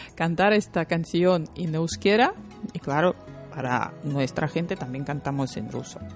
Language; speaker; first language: Spanish; non-native, learner; Lithuanian